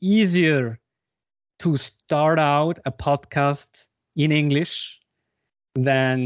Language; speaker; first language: English; non-native, fluent; Swiss German